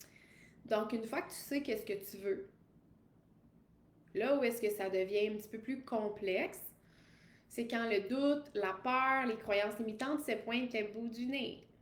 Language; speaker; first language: French; native; French